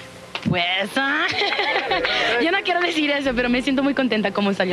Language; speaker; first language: Spanish; early bilingual, heritage; Spanish